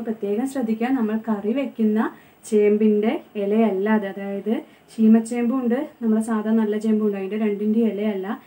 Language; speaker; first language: Malayalam; non-native, local second language; Konkani